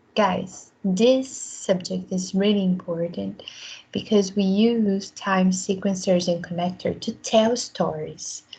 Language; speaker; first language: English; non-native, fluent; Portuguese